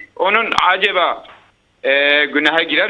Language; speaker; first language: Turkish; non-native, local second language; Kurdish